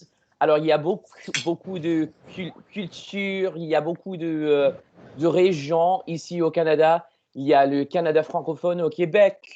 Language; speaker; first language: French; non-native, learner; English